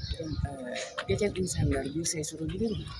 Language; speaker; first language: Turkish; non-native, learner; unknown